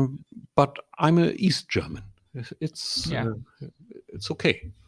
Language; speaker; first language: English; non-native, learner; German